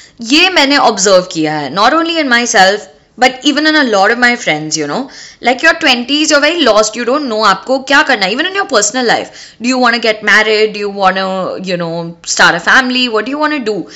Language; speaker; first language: English; non-native, local second language; Hindi